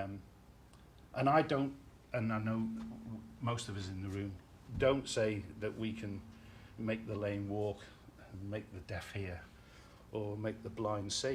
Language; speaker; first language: English; native; English